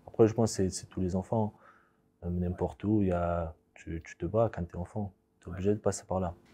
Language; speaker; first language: French; early bilingual, other home language; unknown